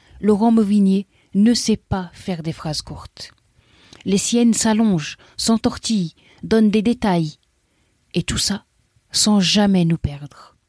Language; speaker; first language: French; native; French